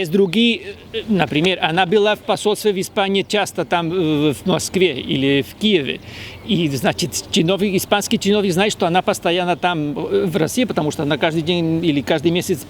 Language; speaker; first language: Russian; non-native, fluent; Spanish